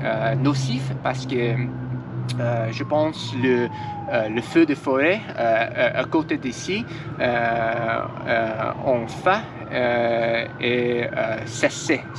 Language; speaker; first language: French; non-native, learner; English